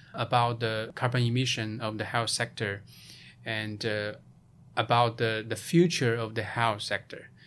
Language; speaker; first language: English; non-native, fluent; Chinese